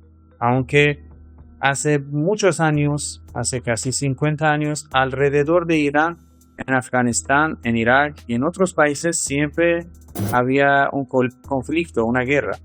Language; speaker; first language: Spanish; non-native, fluent; Persian